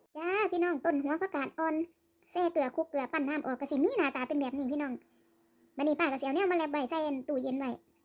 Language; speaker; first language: Thai; native; Thai